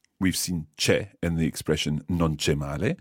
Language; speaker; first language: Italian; non-native, fluent; English